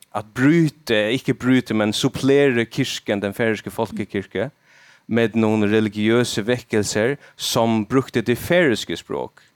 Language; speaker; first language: Swedish; non-native, learner; Faroese